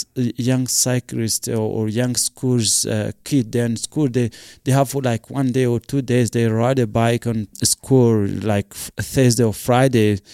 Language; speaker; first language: English; non-native, local second language; Kinyarwanda